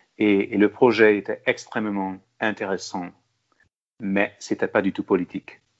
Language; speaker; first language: French; non-native, fluent; Hungarian